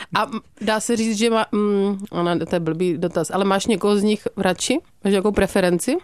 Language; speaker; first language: Czech; native; Czech